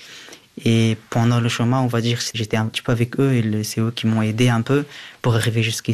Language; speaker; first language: French; early bilingual, other home language; Persian